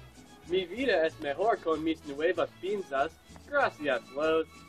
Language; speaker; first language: Spanish; non-native, learner; English